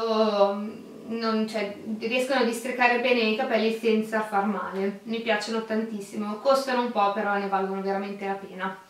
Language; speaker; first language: Italian; native; Italian